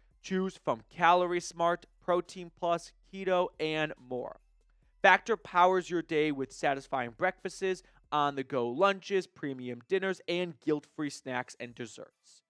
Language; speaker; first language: English; native; English